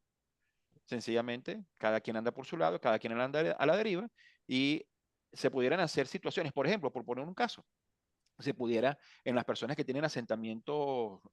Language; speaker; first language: Spanish; native; Spanish